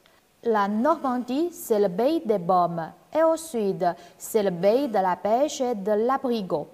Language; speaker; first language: French; non-native, fluent; Chinese